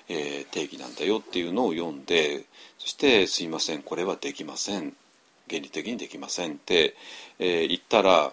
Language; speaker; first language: Japanese; native; Japanese